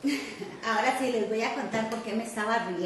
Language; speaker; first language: Spanish; native; Spanish